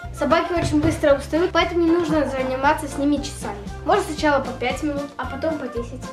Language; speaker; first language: Russian; native; Russian